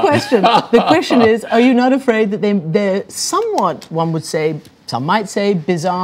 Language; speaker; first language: English; native; English